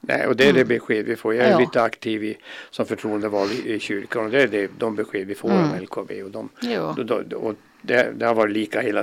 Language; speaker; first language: Swedish; native; Swedish